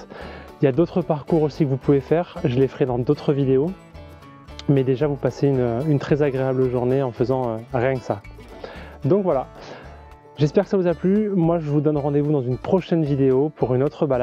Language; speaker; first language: French; native; French